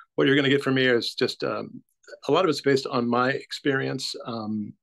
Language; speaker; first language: English; native; English